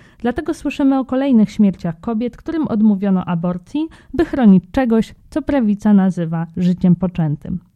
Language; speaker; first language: Polish; native; Polish